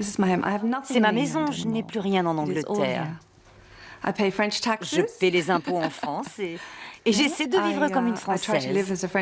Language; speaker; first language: French; non-native, fluent; English